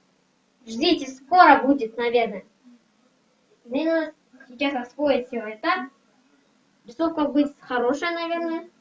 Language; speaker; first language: Russian; non-native, local second language; Kazakh